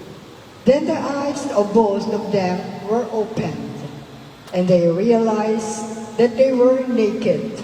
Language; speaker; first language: English; non-native, local second language; Filipino